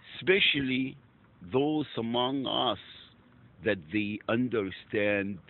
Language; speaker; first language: English; non-native, fluent; Arabic